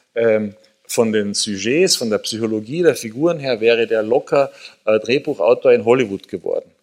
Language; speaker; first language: German; native; German